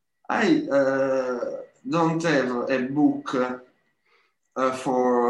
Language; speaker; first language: English; non-native, learner; Italian